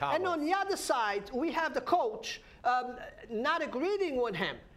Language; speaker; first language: English; non-native, fluent; Portuguese